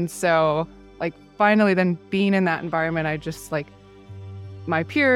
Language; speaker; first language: English; native; English